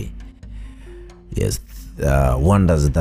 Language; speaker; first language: English; non-native, local second language; Swahili